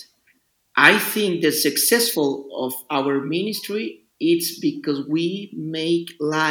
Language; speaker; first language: English; non-native, learner; Spanish